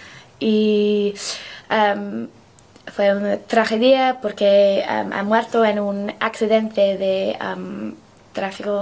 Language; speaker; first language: Spanish; non-native, learner; English